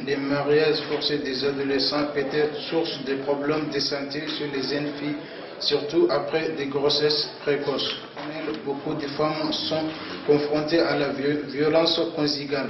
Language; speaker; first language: French; non-native, fluent; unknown